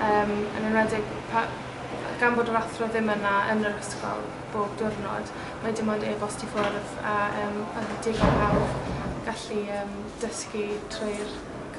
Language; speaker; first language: Welsh; native; Welsh